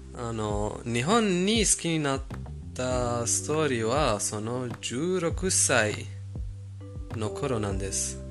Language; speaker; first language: Japanese; non-native, fluent; Persian